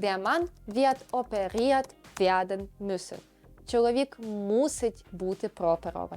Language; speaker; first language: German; non-native, fluent; Ukrainian